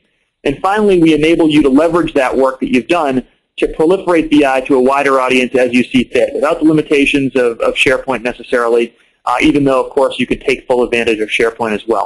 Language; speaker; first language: English; native; English